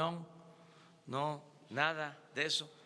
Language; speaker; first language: Spanish; native; Spanish